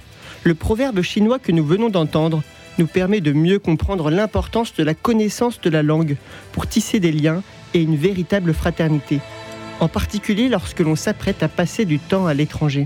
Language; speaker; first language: French; native; French